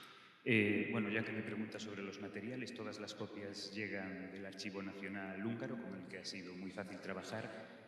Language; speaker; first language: Spanish; native; Spanish